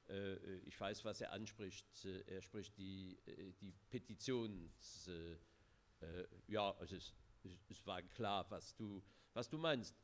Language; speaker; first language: German; non-native, local second language; Luxembourgish